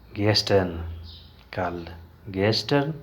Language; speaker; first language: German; non-native, learner; Urdu